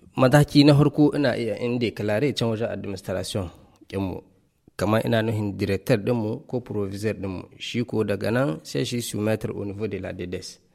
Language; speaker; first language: Hausa; native; Hausa